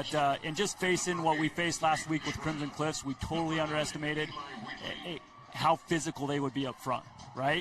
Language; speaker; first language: English; native; English